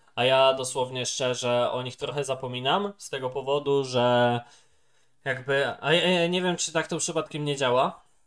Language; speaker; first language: Polish; native; Polish